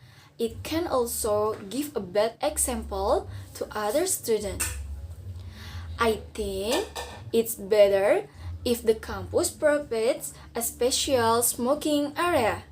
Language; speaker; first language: English; non-native, learner; Indonesian